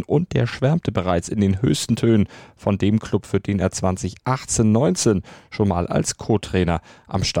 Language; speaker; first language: German; native; German